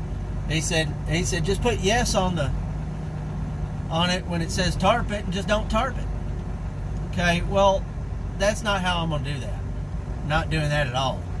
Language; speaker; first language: English; native; English